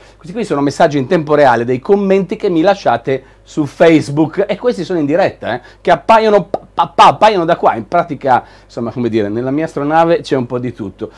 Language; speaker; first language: Italian; native; Italian